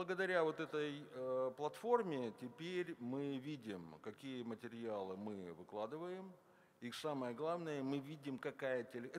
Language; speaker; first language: Russian; native; Russian